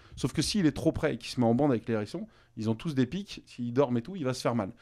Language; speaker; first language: French; native; French